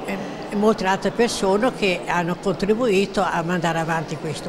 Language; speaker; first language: Italian; native; Italian